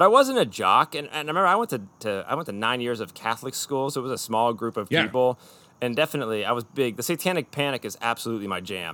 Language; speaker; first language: English; native; English